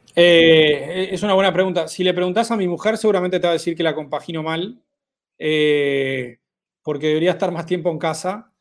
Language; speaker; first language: Spanish; native; Spanish